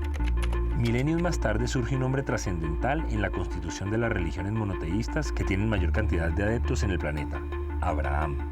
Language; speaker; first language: Spanish; native; Spanish